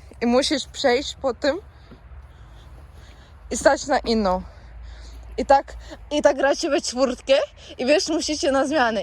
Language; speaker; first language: Polish; non-native, learner; Ukrainian